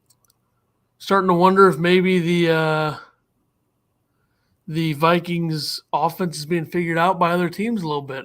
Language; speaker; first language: English; native; English